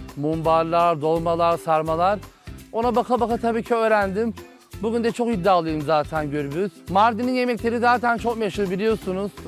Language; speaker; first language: Turkish; native; Turkish